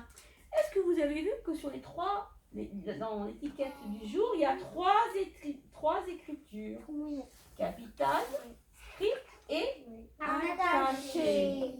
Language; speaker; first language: French; native; French